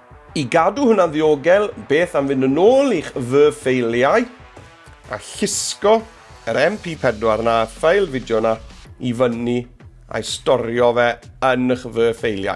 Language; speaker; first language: Welsh; native; Welsh